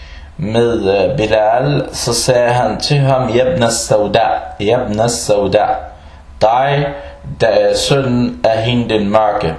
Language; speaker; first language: Danish; early bilingual, other home language; Arabic